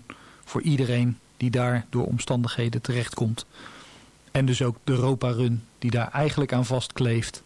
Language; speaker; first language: Dutch; native; Dutch